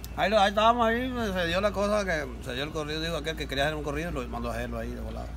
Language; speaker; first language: Spanish; native; Spanish